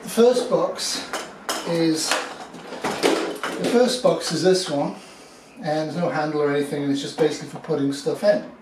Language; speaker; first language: English; native; English